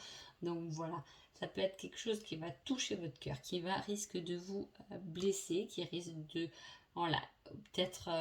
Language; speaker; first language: French; native; French